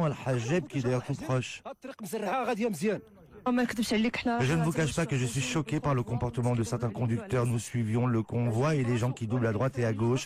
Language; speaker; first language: French; non-native, local second language; Arabic